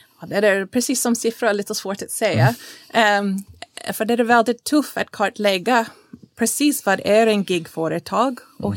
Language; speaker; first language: Swedish; non-native, fluent; English